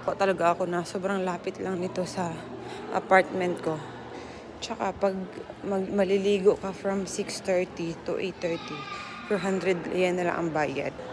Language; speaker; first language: Filipino; native; Filipino